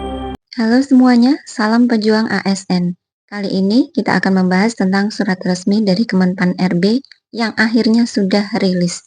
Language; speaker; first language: Indonesian; native; Indonesian